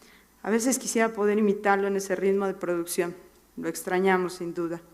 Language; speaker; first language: Spanish; native; Spanish